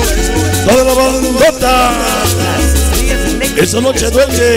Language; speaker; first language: Spanish; native; Spanish